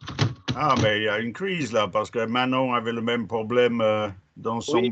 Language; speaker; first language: French; non-native, fluent; English